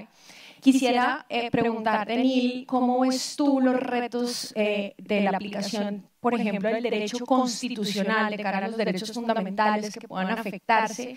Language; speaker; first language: Spanish; native; Spanish